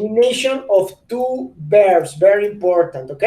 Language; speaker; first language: English; non-native, fluent; Spanish